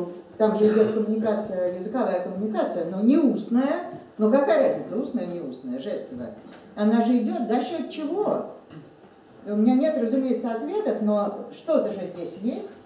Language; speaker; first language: Russian; native; Russian